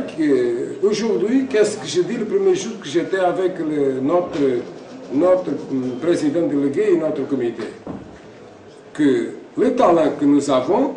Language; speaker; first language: French; non-native, fluent; Portuguese